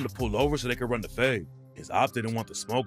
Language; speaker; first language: English; native; English